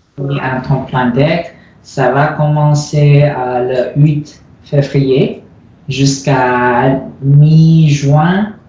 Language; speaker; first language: French; non-native, learner; Chinese